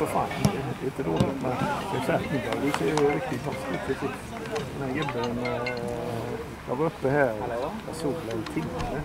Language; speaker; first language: Swedish; native; Swedish